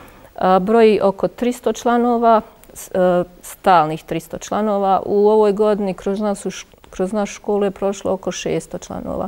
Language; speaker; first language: Croatian; native; Croatian